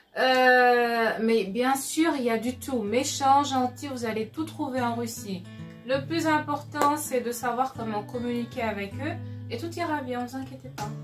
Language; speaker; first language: French; non-native, local second language; Lingala